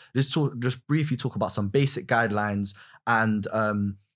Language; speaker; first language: English; native; English